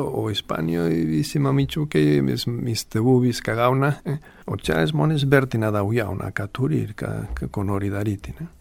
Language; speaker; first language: Lithuanian; non-native, fluent; Spanish